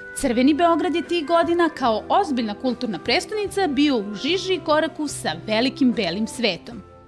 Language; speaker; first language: Serbian; native; Serbian